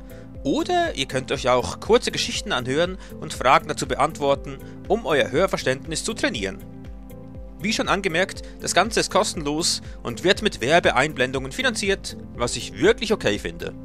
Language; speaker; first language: German; native; German